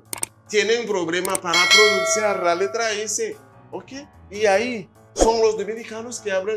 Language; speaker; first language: Spanish; non-native, fluent; Haitian Creole